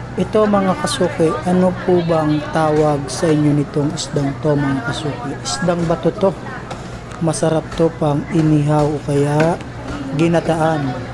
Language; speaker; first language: Filipino; native; Filipino